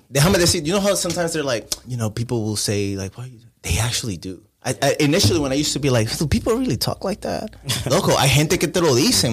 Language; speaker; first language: English; non-native, fluent; Spanish